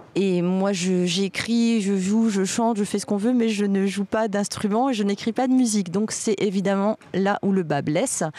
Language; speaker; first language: French; native; French